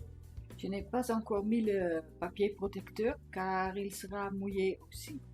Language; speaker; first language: French; non-native, fluent; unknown